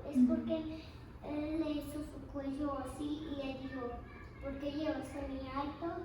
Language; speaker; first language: Spanish; early bilingual, heritage; Spanish